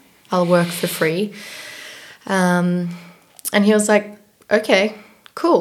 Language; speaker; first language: English; native; English